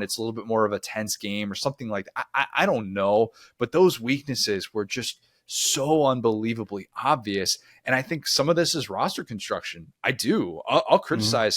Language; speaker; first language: English; native; English